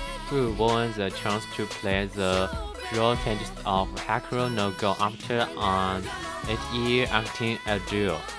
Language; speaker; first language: English; non-native, fluent; Chinese